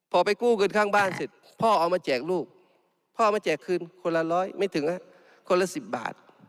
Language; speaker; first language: Thai; non-native, local second language; Malay